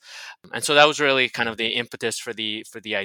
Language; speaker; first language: English; native; English